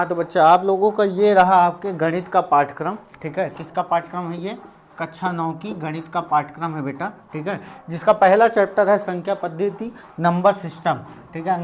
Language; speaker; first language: Hindi; native; Hindi